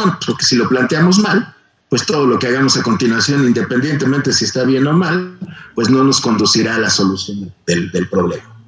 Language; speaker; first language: Spanish; native; Spanish